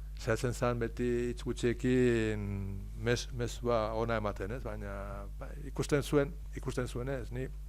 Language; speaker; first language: Basque; non-native, local second language; Spanish